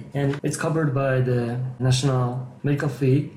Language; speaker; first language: English; non-native, fluent; Japanese